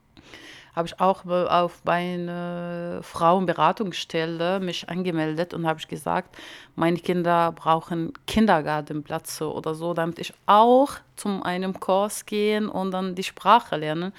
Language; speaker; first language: German; non-native, learner; Arabic